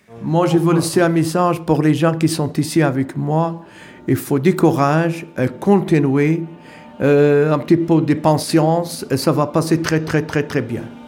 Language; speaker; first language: French; non-native, learner; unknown